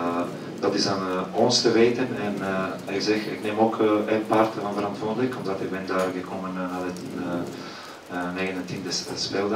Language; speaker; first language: Dutch; non-native, fluent; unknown